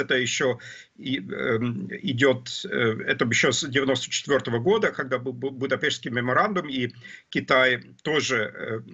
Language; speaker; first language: Russian; non-native, fluent; German